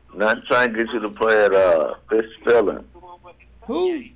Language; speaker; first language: English; native; English